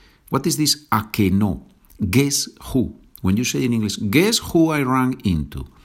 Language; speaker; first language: English; non-native, fluent; Spanish